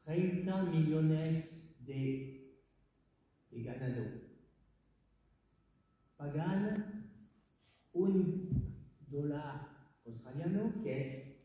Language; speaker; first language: Spanish; non-native, learner; French